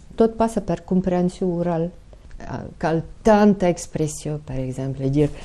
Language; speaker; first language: Catalan; non-native, fluent; Ukrainian